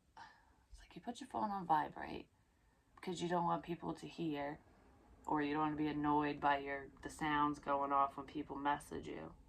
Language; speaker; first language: English; native; English